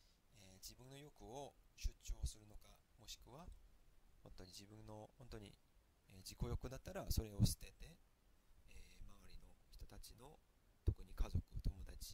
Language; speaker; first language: Japanese; non-native, fluent; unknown